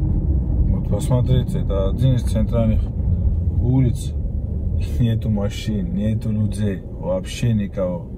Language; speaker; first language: Russian; non-native, fluent; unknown